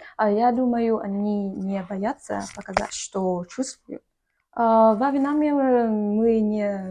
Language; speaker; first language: Russian; non-native, learner; Vietnamese